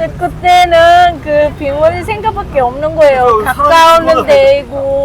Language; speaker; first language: Korean; non-native, learner; Vietnamese